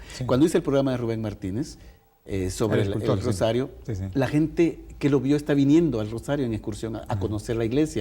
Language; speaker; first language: Spanish; native; Spanish